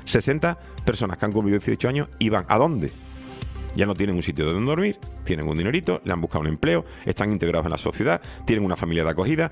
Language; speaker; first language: Spanish; native; Spanish